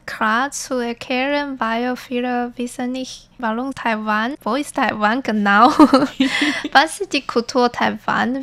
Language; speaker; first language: German; non-native, fluent; Chinese